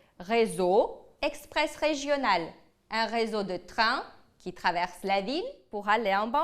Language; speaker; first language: French; non-native, fluent; Ukrainian